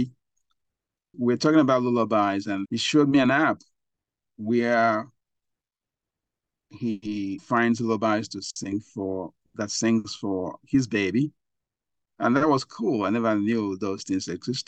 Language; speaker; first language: English; non-native, local second language; Igbo